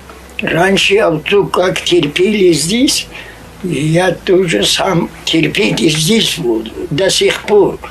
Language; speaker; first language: Russian; non-native, local second language; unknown